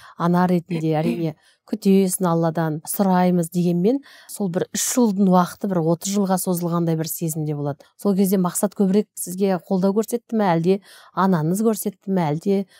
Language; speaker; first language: Kazakh; native; Kazakh